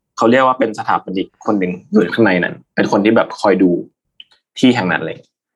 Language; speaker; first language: Thai; native; Thai